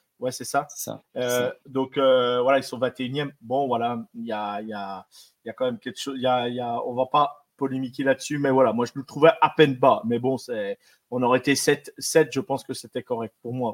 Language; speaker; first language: French; native; French